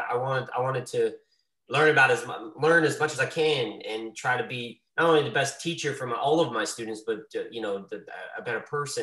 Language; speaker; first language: English; native; English